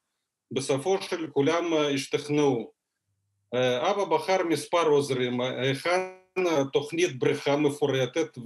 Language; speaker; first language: Hebrew; non-native, fluent; Russian